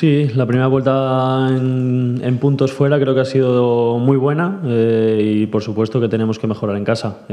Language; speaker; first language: Spanish; native; Spanish